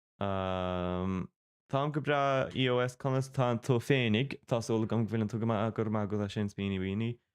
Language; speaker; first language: Irish; non-native, local second language; English